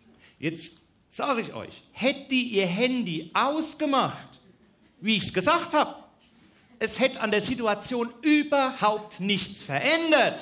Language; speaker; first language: German; native; German